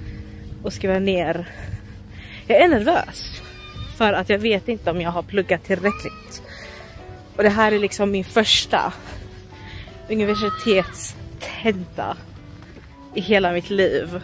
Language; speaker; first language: Swedish; early bilingual, other home language; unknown